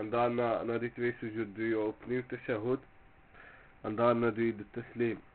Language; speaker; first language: Dutch; early bilingual, other home language; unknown